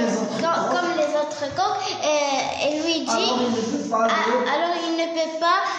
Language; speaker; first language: French; non-native, learner; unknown